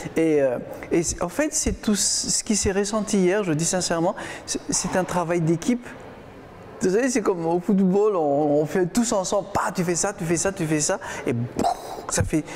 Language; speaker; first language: French; non-native, local second language; Malagasy